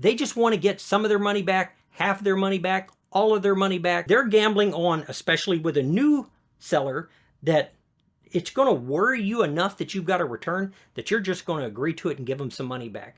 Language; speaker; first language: English; native; English